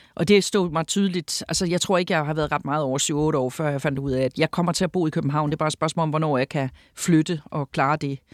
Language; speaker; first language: Danish; native; Danish